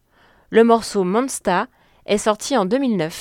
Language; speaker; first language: French; native; French